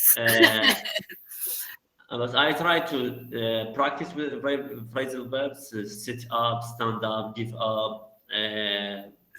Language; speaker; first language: English; non-native, learner; Arabic